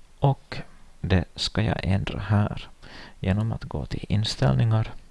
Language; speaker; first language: Swedish; native; Swedish